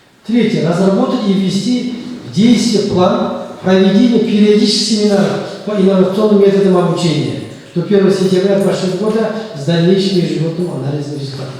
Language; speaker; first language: Russian; non-native, local second language; Kazakh